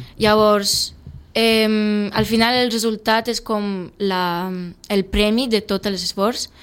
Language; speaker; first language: Catalan; early bilingual, other home language; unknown